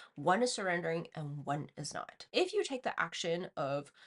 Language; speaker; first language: English; non-native, fluent; Chinese